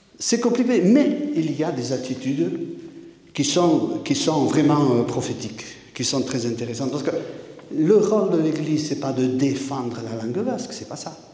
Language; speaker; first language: French; non-native, local second language; Basque